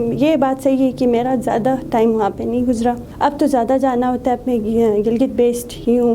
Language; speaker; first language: Urdu; non-native, local second language; Shina